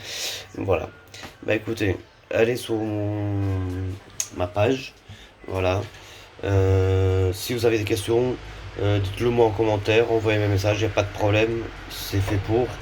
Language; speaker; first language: French; native; French